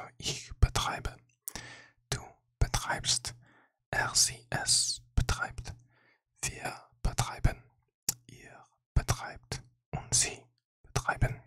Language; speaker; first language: German; non-native, learner; English